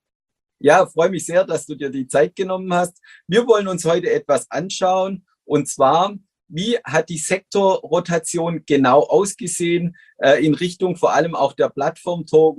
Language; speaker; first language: German; native; German